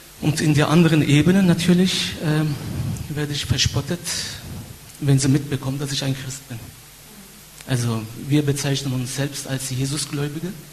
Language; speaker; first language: German; non-native, fluent; Turkish